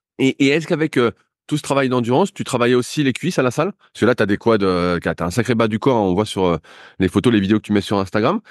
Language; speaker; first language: French; native; French